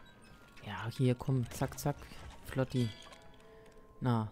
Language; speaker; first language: German; native; German